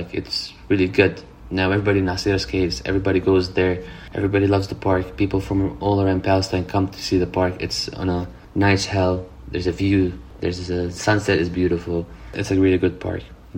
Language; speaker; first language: English; non-native, fluent; Arabic